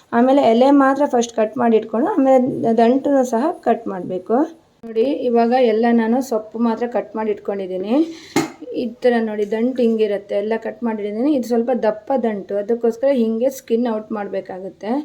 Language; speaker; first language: Kannada; non-native, local second language; Konkani